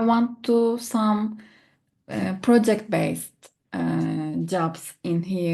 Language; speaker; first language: English; non-native, learner; Turkish